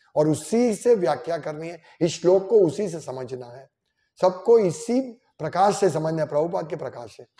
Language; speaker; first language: Hindi; non-native, local second language; Gujarati